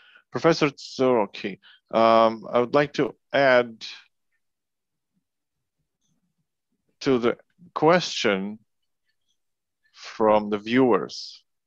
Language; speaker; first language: English; non-native, fluent; Ukrainian